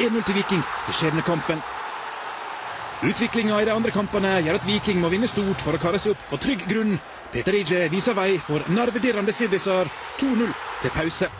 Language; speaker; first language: Norwegian; native; Norwegian